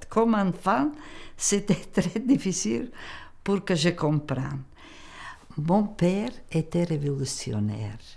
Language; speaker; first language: French; non-native, local second language; Macedonian